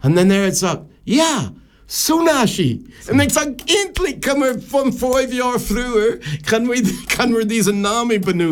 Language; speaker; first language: German; non-native, learner; English